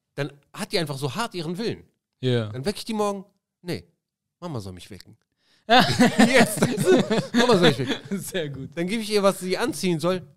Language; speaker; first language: German; early bilingual, other home language; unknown